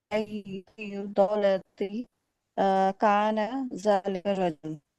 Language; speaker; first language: Arabic; non-native, learner; Urdu